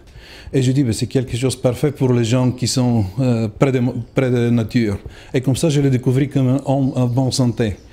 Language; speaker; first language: French; non-native, learner; Bulgarian